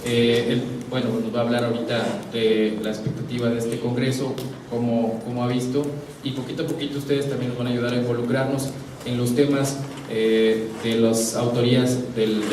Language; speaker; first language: Spanish; native; Spanish